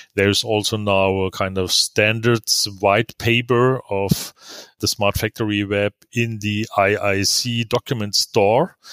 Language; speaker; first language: English; non-native, fluent; German